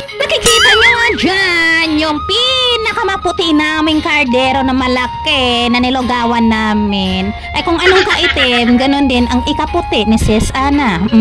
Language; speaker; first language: Filipino; non-native, local second language; Cebuano